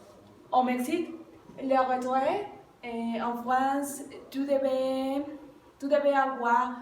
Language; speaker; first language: French; non-native, learner; Spanish